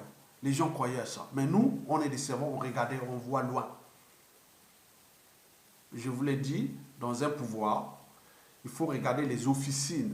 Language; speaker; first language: French; non-native, local second language; Lingala